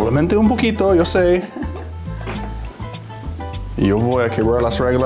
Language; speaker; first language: Spanish; non-native, fluent; English